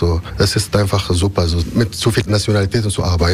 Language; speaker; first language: German; non-native, fluent; Arabic